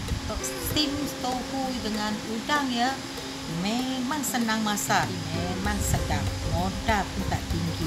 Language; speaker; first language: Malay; non-native, local second language; Chinese